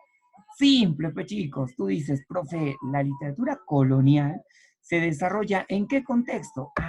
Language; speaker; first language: Spanish; native; Spanish